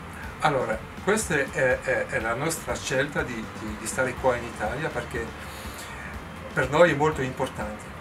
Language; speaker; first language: Italian; non-native, learner; French